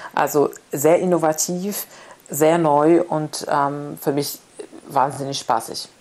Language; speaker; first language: German; non-native, fluent; Arabic